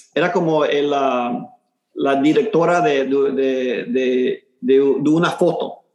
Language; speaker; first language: Spanish; early bilingual, heritage; Spanish